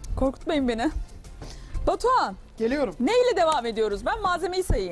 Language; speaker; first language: Turkish; native; Turkish